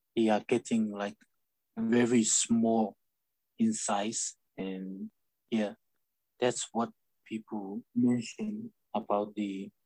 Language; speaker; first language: English; non-native, fluent; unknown